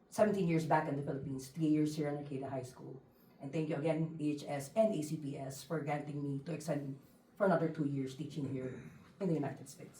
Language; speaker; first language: English; non-native, local second language; Filipino